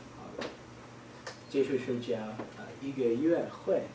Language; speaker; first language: Chinese; non-native, learner; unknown